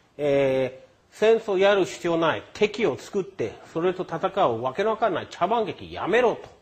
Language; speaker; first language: Japanese; non-native, fluent; English